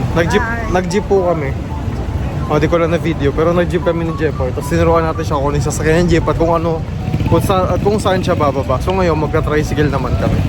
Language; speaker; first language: Filipino; native; Filipino